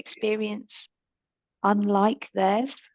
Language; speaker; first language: English; native; English